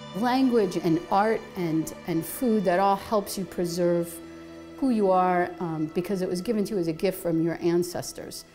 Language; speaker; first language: English; native; English